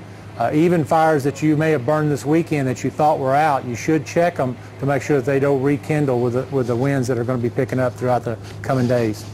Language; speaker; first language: English; native; English